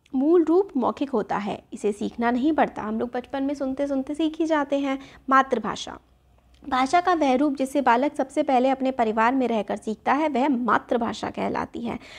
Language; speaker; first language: Hindi; native; Hindi